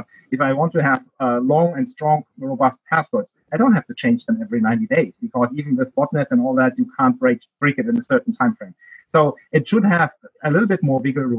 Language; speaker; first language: English; non-native, fluent; German